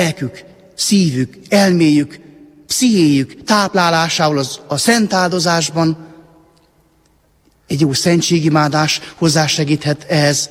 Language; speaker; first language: Hungarian; native; Hungarian